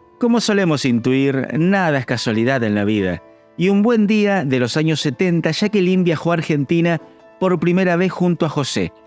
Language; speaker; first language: Spanish; native; Spanish